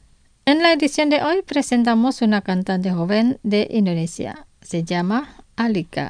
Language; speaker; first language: Spanish; non-native, fluent; Indonesian